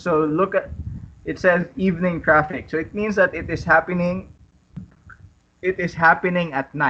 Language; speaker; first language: English; non-native, fluent; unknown